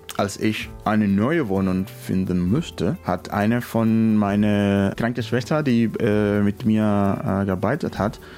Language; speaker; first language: German; non-native, learner; Spanish